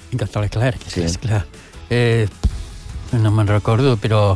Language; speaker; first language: Catalan; non-native, local second language; Spanish